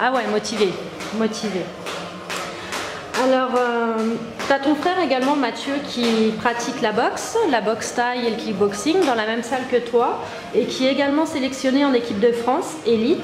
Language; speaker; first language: French; native; French